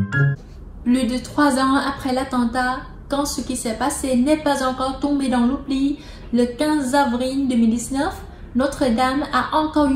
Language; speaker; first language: French; non-native, fluent; Vietnamese